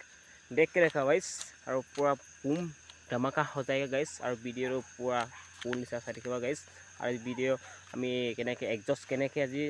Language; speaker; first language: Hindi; non-native, local second language; Assamese